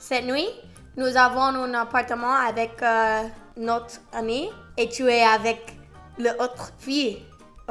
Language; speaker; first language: French; non-native, learner; English